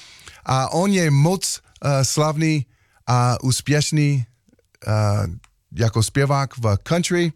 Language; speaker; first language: Czech; non-native, learner; English